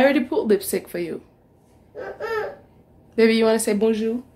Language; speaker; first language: English; non-native, local second language; Haitian Creole